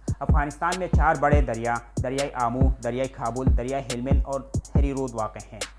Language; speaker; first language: Urdu; non-native, local second language; Pashto